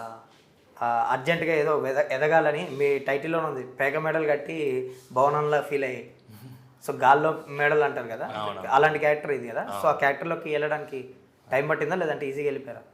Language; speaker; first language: Telugu; native; Telugu